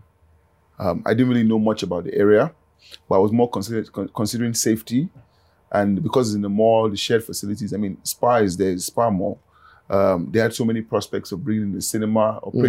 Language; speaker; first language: English; non-native, local second language; Yoruba